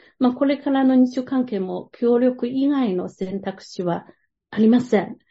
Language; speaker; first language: Japanese; non-native, fluent; Chinese